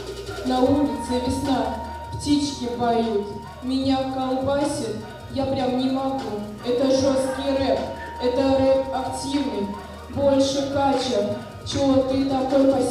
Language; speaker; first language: Russian; native; Russian